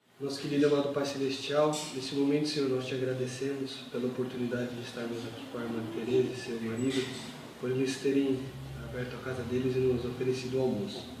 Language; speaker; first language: Portuguese; native; Portuguese